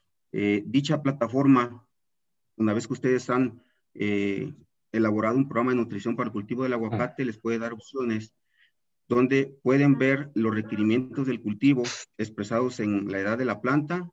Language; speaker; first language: Spanish; native; Spanish